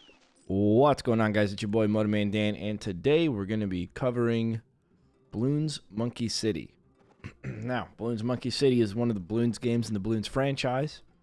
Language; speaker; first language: English; native; English